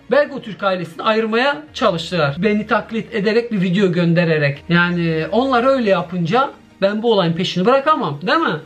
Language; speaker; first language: Turkish; early bilingual, heritage; Turkish